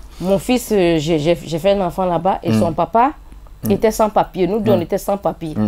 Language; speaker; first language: French; non-native, local second language; Dyula